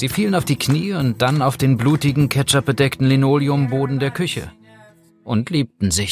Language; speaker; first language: German; native; German